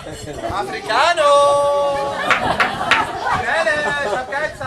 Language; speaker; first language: German; non-native, learner; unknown